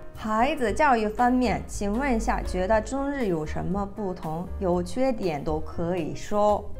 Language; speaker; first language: Chinese; non-native, fluent; Japanese